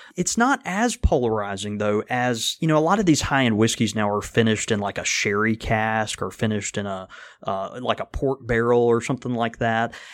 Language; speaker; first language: English; native; English